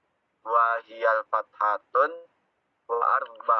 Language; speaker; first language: Arabic; non-native, learner; Indonesian